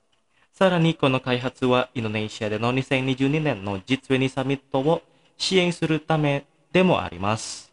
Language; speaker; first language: Japanese; non-native, fluent; Indonesian